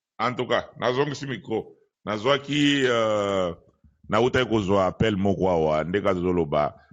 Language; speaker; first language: Lingala; native; Lingala